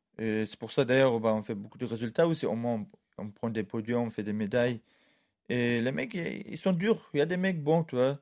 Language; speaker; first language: French; native; French